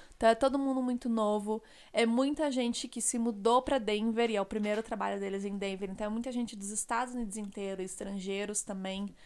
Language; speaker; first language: Portuguese; native; Portuguese